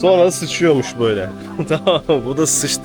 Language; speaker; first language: Turkish; native; Turkish